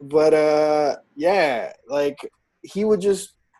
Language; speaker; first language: English; non-native, local second language; Filipino